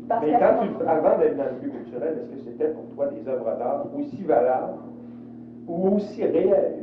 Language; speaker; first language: French; native; French